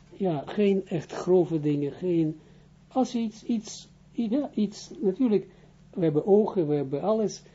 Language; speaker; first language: Dutch; non-native, fluent; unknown